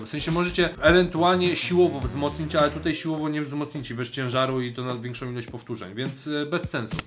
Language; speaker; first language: Polish; native; Polish